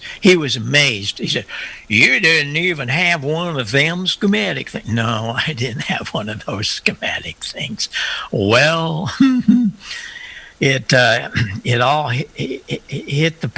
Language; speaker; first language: English; native; English